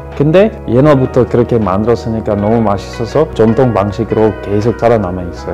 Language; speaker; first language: Korean; non-native, fluent; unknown